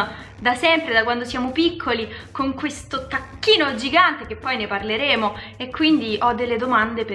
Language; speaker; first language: Italian; native; Italian